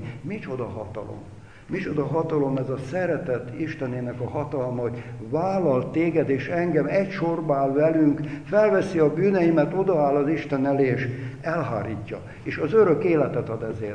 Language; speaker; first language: Hungarian; native; Hungarian